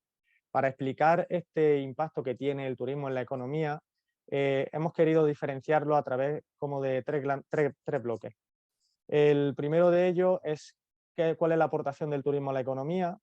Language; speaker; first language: Spanish; native; Spanish